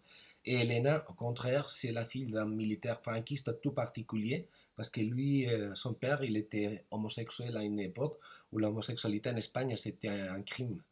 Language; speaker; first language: French; non-native, fluent; Spanish